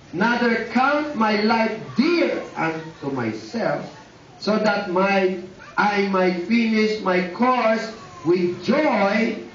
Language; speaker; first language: English; non-native, local second language; Filipino